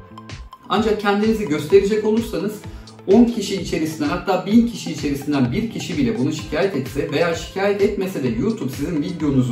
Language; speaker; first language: Turkish; native; Turkish